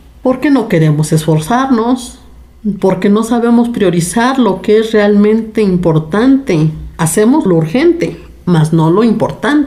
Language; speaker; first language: Spanish; native; Spanish